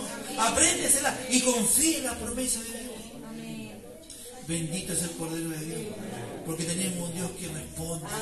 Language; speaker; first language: Spanish; native; Spanish